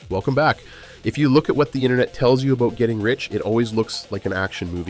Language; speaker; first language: English; native; English